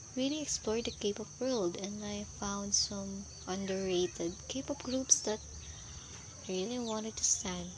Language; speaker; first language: English; non-native, local second language; Filipino